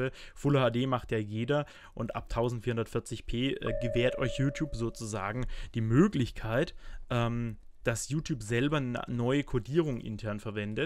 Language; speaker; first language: German; native; German